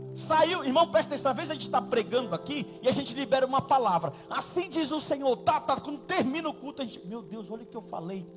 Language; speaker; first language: Portuguese; native; Portuguese